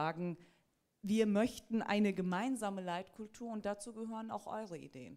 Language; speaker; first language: German; early bilingual, other home language; Turkish